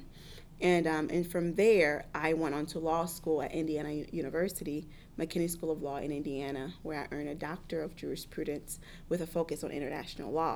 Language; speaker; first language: English; early bilingual, other home language; Haitian Creole